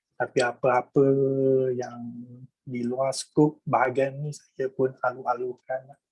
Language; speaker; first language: Malay; non-native, local second language; Chinese